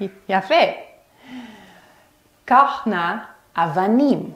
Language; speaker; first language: Hebrew; non-native, fluent; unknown